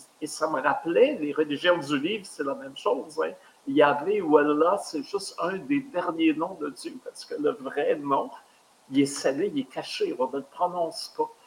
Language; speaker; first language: French; native; French